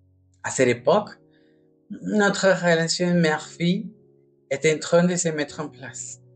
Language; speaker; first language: French; non-native, learner; Spanish